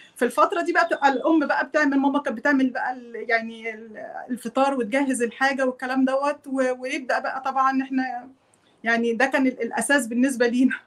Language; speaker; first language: Arabic; native; Arabic